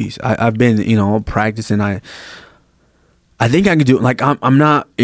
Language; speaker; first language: English; early bilingual, other home language; Yoruba